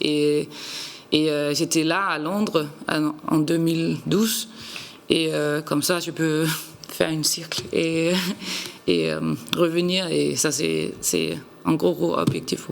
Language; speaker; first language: French; non-native, learner; Danish